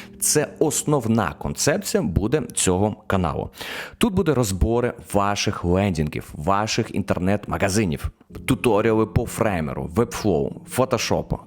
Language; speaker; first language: Ukrainian; non-native, local second language; Russian